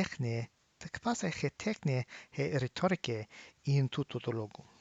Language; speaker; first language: Greek; non-native, learner; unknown